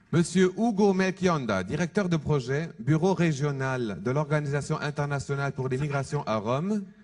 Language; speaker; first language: French; non-native, fluent; German